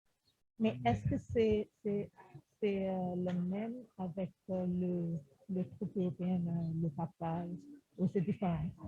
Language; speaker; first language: French; non-native, fluent; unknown